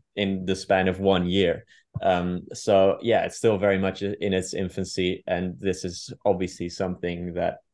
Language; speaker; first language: English; non-native, fluent; Dutch